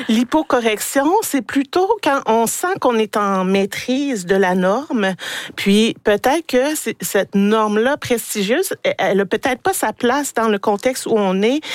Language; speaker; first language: French; native; French